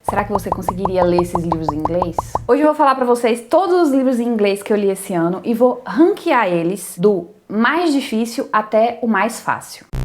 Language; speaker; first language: Portuguese; native; Portuguese